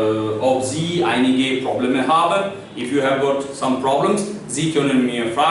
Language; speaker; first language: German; non-native, learner; Hindi